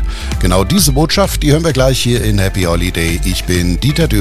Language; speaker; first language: German; native; German